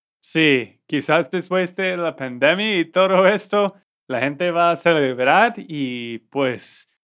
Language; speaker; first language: Spanish; non-native, fluent; English